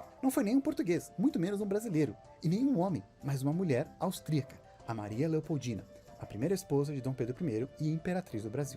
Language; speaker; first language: Portuguese; native; Portuguese